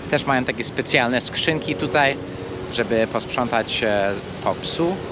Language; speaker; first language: Polish; non-native, fluent; English